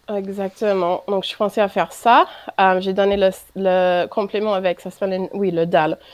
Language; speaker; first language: French; non-native, fluent; English